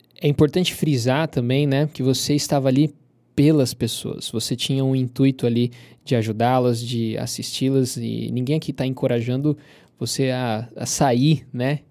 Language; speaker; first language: Portuguese; native; Portuguese